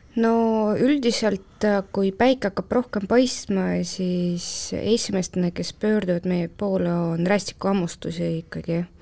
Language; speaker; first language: Estonian; non-native, local second language; Russian